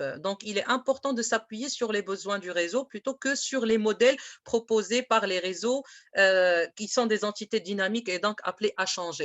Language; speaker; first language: French; non-native, local second language; Arabic